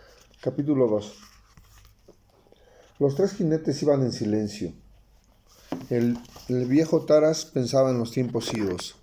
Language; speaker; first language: Spanish; native; Spanish